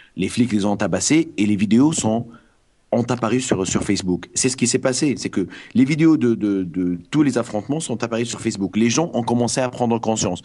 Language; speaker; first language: French; non-native, local second language; Arabic